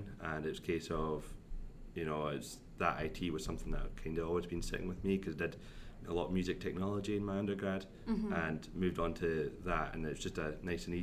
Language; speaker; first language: English; native; English